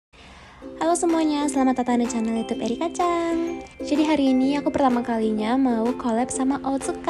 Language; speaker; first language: Indonesian; non-native, fluent; Japanese